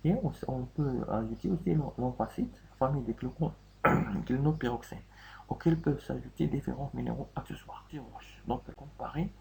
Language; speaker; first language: French; non-native, local second language; Arabic